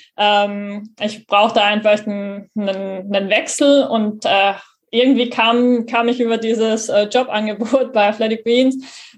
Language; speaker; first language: German; native; German